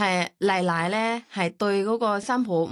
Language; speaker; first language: Cantonese; non-native, learner; Thai